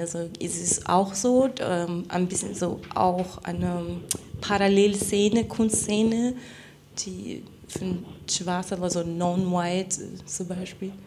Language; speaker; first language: German; non-native, fluent; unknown